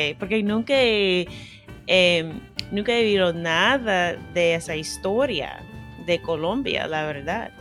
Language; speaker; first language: Spanish; non-native, fluent; English